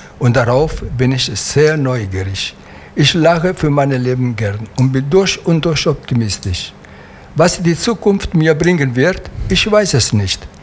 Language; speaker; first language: German; non-native, fluent; Italian